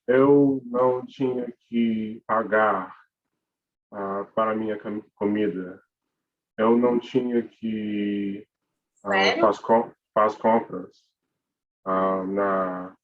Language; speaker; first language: Portuguese; non-native, learner; English